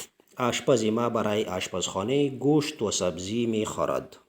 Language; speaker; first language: Persian; non-native, fluent; Urdu